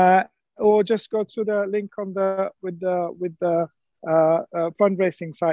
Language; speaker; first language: English; non-native, local second language; Sinhala